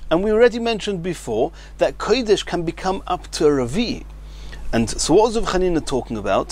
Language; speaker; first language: English; native; English